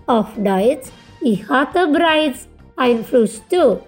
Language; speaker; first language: German; non-native, fluent; Indonesian